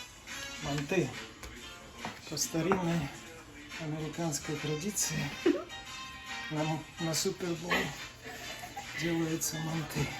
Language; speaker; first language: Russian; native; Russian